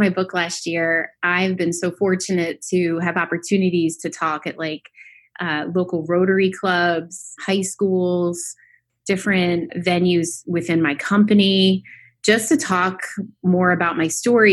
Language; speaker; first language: English; native; English